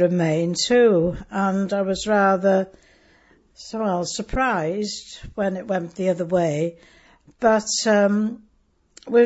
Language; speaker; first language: English; non-native, local second language; Welsh